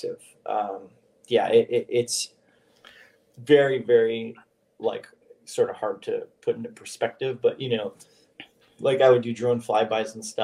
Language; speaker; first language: English; native; English